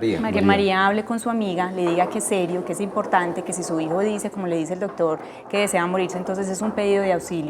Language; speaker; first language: Spanish; native; Spanish